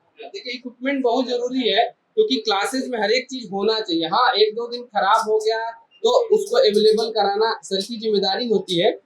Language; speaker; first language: Hindi; native; Hindi